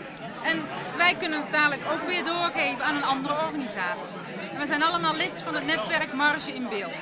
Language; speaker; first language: Dutch; native; Dutch